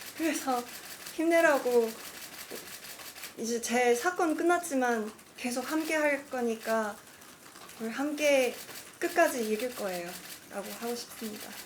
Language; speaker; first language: Korean; non-native, fluent; Cantonese